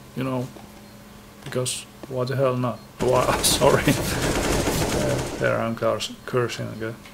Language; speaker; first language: English; non-native, fluent; Finnish